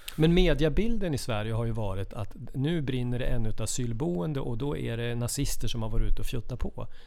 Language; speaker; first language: Swedish; native; Swedish